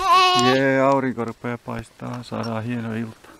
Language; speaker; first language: Finnish; native; Finnish